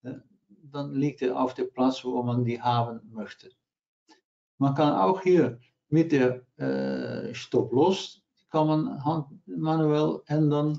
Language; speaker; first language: German; non-native, learner; Dutch